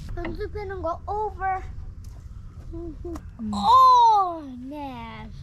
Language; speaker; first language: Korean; early bilingual, heritage; Korean